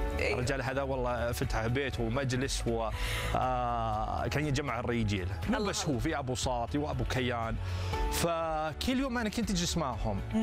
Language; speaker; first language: Arabic; non-native, fluent; English